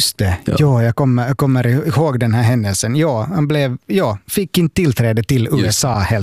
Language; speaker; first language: Swedish; native; Swedish